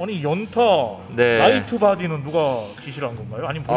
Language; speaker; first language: Korean; native; Korean